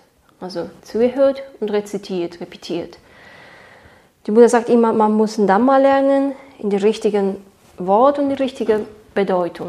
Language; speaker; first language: German; non-native, fluent; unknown